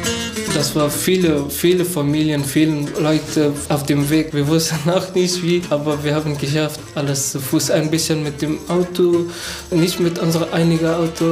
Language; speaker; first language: German; non-native, learner; Persian